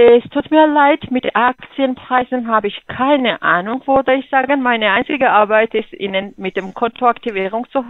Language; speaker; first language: German; non-native, fluent; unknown